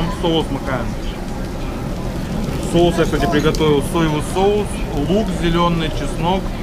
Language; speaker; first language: Russian; native; Russian